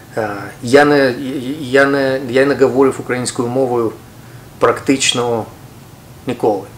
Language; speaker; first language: Ukrainian; non-native, local second language; Russian